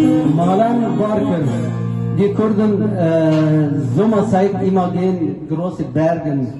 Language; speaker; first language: German; non-native, learner; Kurdish